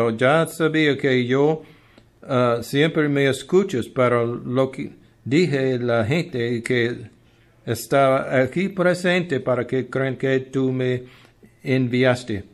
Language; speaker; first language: Spanish; non-native, learner; English